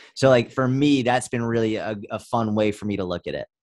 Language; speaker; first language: English; native; English